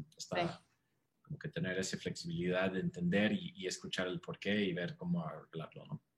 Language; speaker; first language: Spanish; non-native, fluent; English